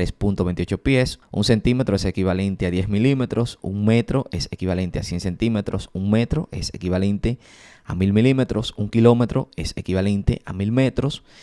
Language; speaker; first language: Spanish; native; Spanish